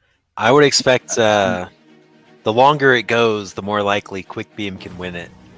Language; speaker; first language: English; native; English